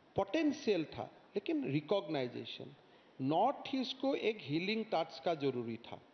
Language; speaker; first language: Hindi; non-native, local second language; Assamese